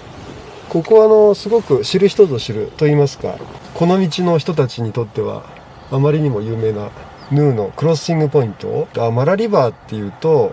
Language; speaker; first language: Japanese; native; Japanese